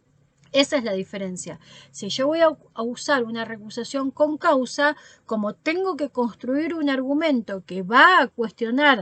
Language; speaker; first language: Spanish; native; Spanish